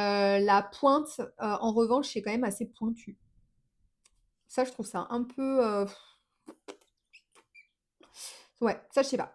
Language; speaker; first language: French; native; French